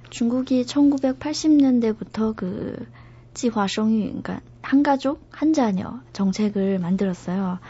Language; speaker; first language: Korean; non-native, fluent; Chinese